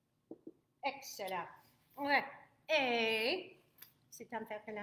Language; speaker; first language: French; non-native, fluent; English